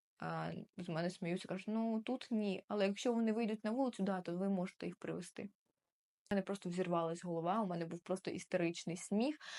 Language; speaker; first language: Ukrainian; native; Ukrainian